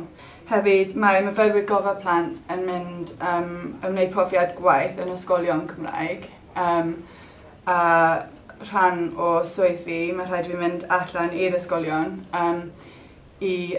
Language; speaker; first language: Welsh; non-native, local second language; English